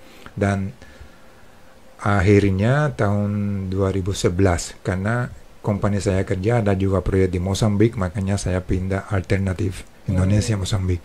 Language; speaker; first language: Indonesian; non-native, fluent; Spanish